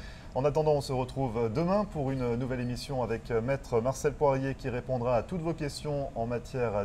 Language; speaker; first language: French; native; French